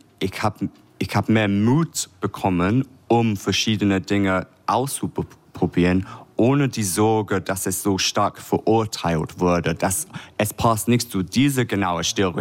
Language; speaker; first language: German; non-native, fluent; English